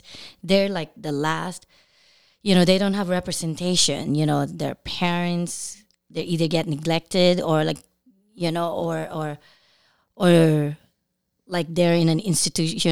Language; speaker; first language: English; non-native, local second language; Filipino